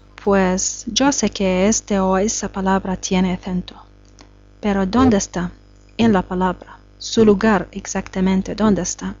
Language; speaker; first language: Spanish; non-native, learner; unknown